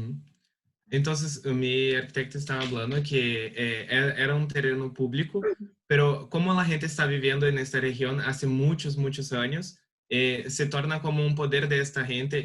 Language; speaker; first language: Spanish; non-native, learner; Portuguese